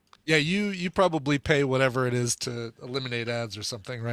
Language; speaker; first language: English; native; English